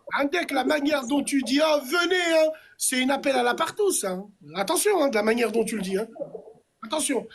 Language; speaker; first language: French; native; French